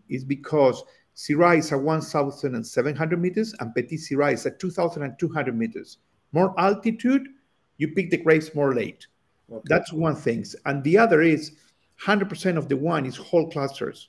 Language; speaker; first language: English; non-native, learner; Spanish